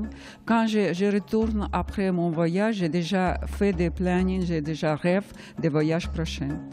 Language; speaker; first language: French; non-native, fluent; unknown